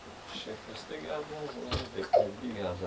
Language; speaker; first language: Persian; native; Persian